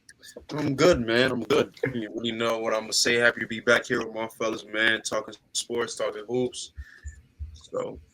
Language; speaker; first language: English; native; English